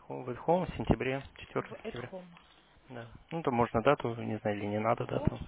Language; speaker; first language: Russian; native; Russian